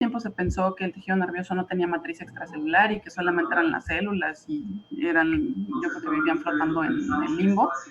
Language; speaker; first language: Spanish; native; Spanish